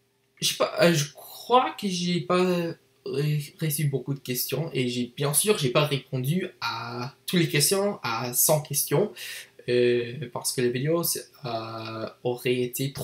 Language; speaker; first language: French; non-native, learner; English